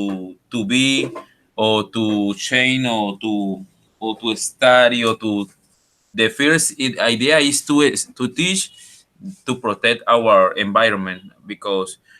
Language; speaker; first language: English; non-native, learner; Spanish